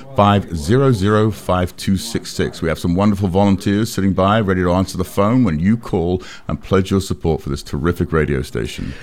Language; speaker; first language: English; native; English